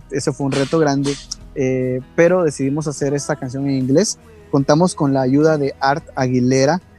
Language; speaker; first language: Spanish; native; Spanish